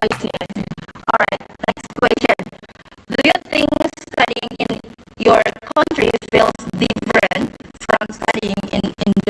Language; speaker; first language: English; non-native, learner; Indonesian